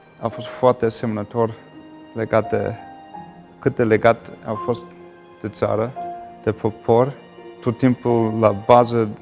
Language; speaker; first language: Romanian; non-native, fluent; English